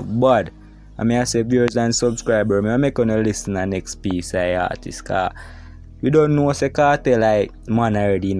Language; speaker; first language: English; non-native, local second language; Jamaican Creole English